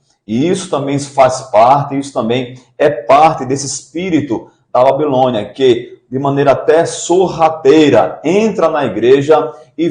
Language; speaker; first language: Portuguese; native; Portuguese